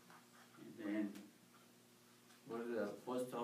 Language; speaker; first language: English; non-native, learner; Spanish